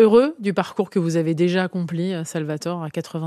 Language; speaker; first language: French; native; French